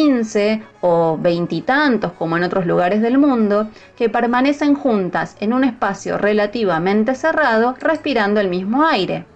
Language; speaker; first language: Spanish; native; Spanish